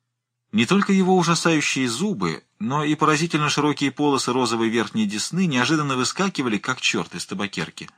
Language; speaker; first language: Russian; native; Russian